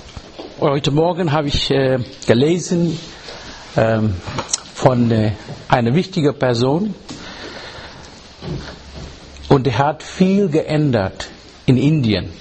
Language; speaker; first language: German; non-native, fluent; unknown